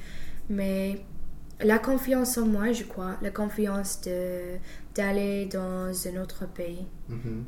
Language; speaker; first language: French; non-native, fluent; English